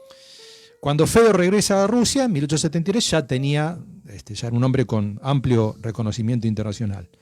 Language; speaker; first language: Spanish; native; Spanish